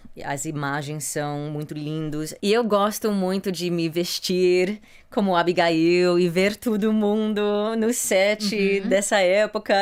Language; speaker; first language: Portuguese; non-native, fluent; English